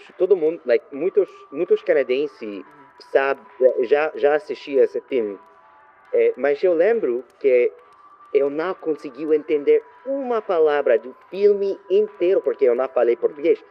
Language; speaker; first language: Portuguese; non-native, learner; French